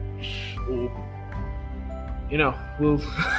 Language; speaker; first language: English; non-native, fluent; Armenian